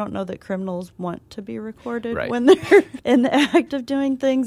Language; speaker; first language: English; native; English